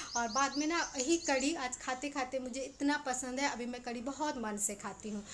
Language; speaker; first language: Hindi; non-native, local second language; Bangla